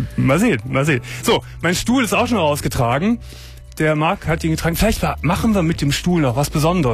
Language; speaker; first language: German; native; German